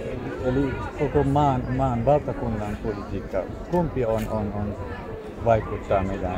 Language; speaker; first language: Finnish; non-native, learner; Kurdish